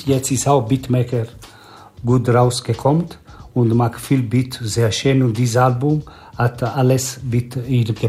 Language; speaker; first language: German; non-native, learner; Italian